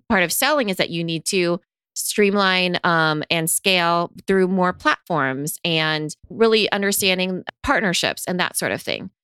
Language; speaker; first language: English; native; English